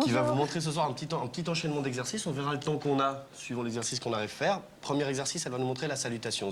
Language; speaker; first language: French; native; French